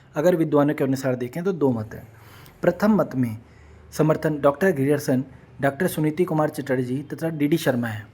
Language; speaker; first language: Hindi; native; Hindi